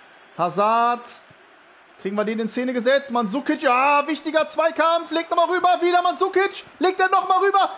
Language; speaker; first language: German; native; German